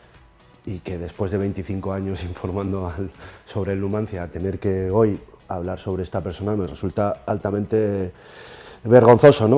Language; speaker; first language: Spanish; native; Spanish